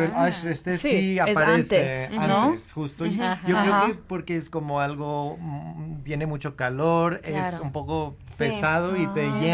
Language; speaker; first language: Spanish; non-native, fluent; English